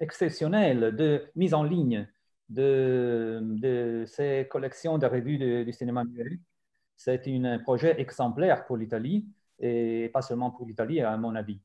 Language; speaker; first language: French; non-native, fluent; Italian